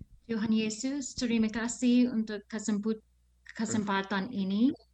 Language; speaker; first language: Indonesian; non-native, fluent; English